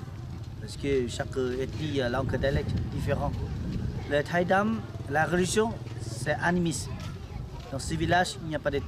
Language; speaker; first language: French; non-native, learner; Lao